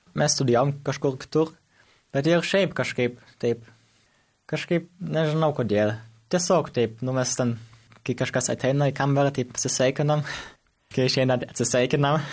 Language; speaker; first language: Lithuanian; early bilingual, heritage; Lithuanian